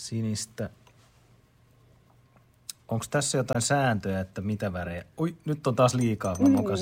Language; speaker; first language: Finnish; native; Finnish